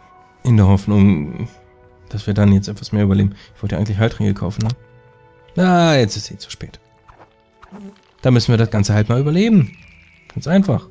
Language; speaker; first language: German; native; German